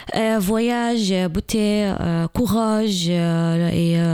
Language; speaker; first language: French; non-native, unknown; Arabic